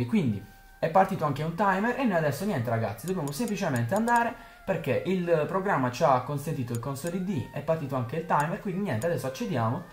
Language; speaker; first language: Italian; native; Italian